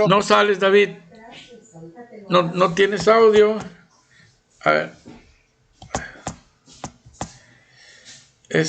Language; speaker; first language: Spanish; native; Spanish